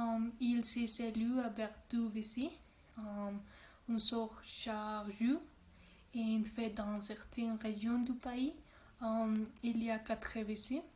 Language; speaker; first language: French; non-native, learner; Spanish